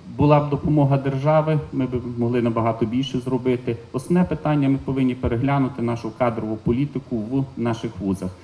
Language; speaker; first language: Ukrainian; native; Ukrainian